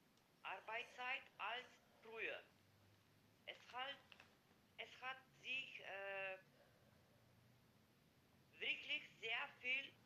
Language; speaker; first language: German; non-native, learner; Macedonian